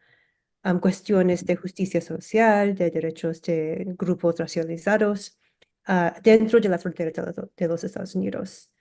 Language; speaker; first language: Spanish; early bilingual, heritage; English